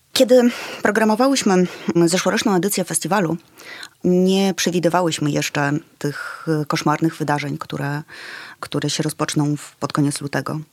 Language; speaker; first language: Polish; early bilingual, other home language; Ukrainian